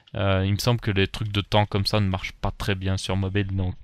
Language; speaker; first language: French; native; French